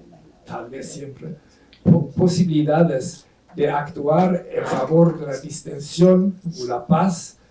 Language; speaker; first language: Spanish; non-native, fluent; Swedish